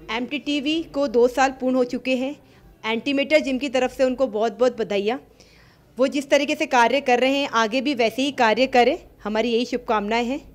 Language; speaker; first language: Hindi; native; Hindi